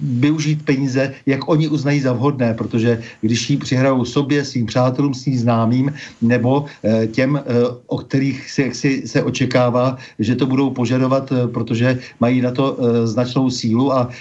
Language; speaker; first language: Czech; native; Czech